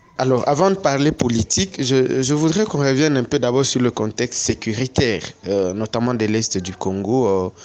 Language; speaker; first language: French; non-native, local second language; Swahili